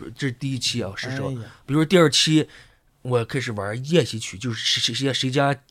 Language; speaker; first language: Chinese; native; Chinese